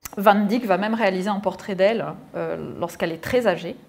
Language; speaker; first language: French; native; French